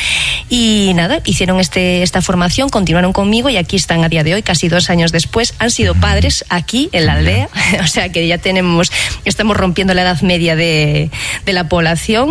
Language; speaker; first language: Spanish; native; Spanish